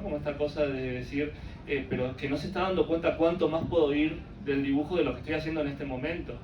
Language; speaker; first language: Spanish; native; Spanish